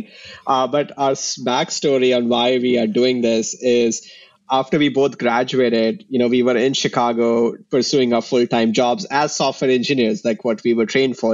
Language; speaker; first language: English; non-native, local second language; Hindi